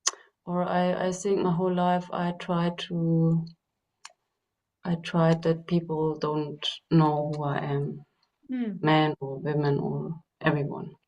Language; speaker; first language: English; non-native, fluent; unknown